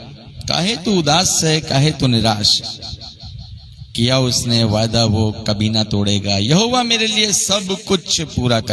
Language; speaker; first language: Hindi; native; Hindi